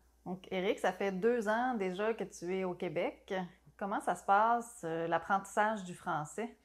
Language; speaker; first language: French; native; French